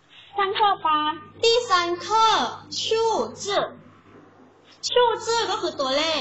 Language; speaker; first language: Chinese; non-native, learner; Thai